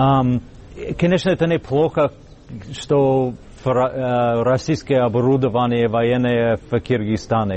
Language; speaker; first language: Russian; non-native, fluent; English